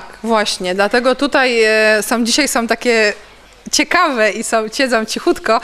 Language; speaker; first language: Polish; native; Polish